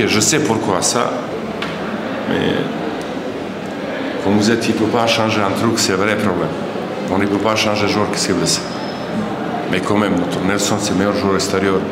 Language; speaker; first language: French; non-native, learner; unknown